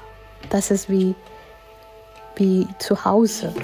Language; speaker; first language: German; non-native, fluent; Gujarati